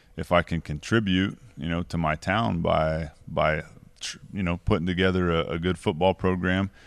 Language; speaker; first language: English; native; English